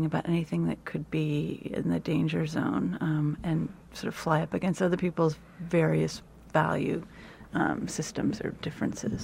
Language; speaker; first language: English; native; English